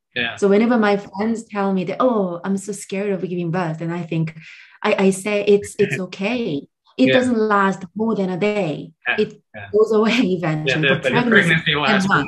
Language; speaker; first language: English; non-native, fluent; Korean